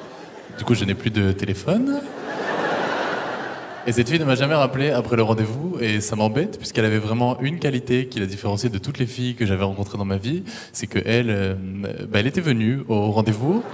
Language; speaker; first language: French; native; French